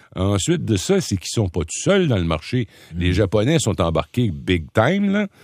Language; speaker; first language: French; native; French